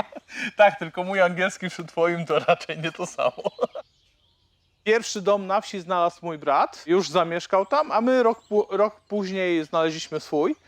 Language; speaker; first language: Polish; native; Polish